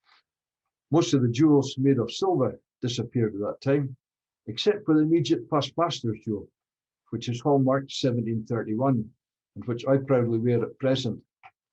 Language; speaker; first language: English; native; English